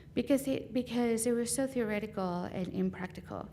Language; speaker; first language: English; non-native, fluent; Spanish